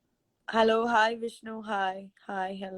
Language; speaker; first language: Telugu; non-native, local second language; Gujarati